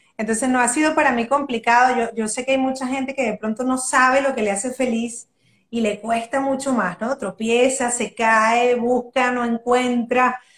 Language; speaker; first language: Spanish; native; Spanish